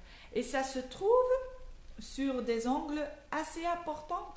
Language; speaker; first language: French; non-native, local second language; Dutch